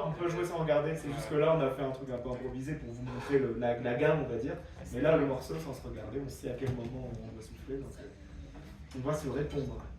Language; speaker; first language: French; native; French